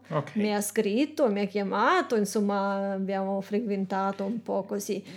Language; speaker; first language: Italian; non-native, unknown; Russian